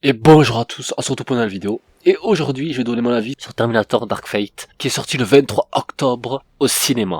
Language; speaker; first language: French; native; French